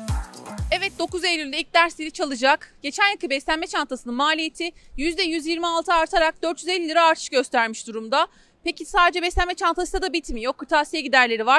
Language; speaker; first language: Turkish; native; Turkish